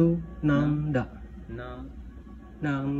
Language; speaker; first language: Japanese; non-native, learner; Indonesian